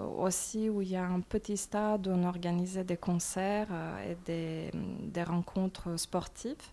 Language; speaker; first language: French; non-native, fluent; Bosnian